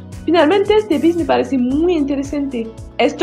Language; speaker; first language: Spanish; non-native, learner; French